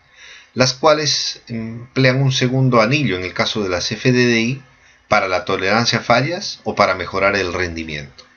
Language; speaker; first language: Spanish; native; Spanish